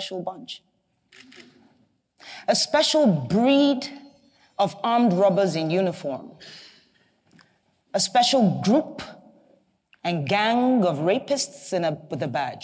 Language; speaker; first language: English; non-native, local second language; Igbo